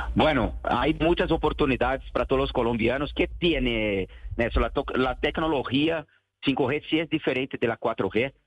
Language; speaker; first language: Spanish; non-native, fluent; Portuguese